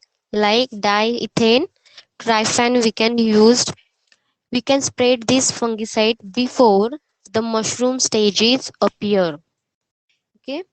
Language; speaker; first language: English; non-native, local second language; Hindi